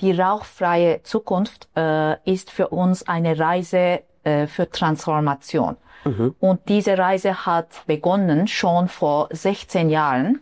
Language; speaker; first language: German; non-native, fluent; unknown